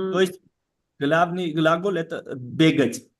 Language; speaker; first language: Russian; non-native, learner; Armenian